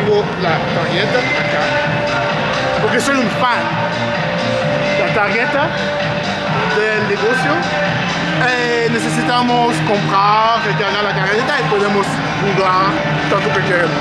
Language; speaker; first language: Spanish; non-native, learner; English